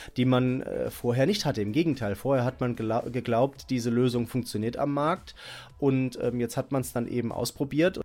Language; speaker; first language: German; native; German